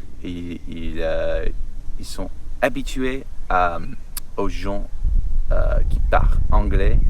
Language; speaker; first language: French; non-native, learner; English